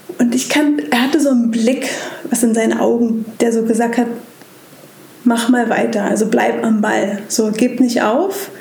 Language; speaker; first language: German; native; German